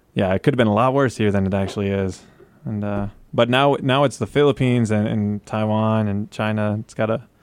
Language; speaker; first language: English; native; English